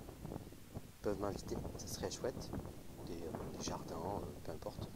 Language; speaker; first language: French; native; French